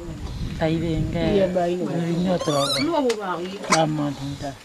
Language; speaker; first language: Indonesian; non-native, local second language; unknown